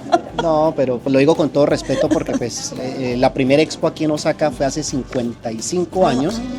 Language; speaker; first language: Spanish; native; Spanish